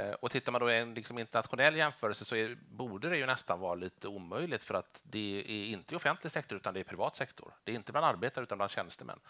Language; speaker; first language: Swedish; native; Swedish